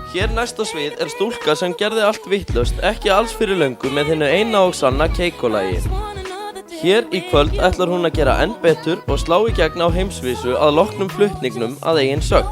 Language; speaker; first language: Icelandic; native; Icelandic